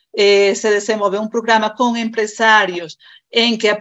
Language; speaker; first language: Portuguese; non-native, fluent; Spanish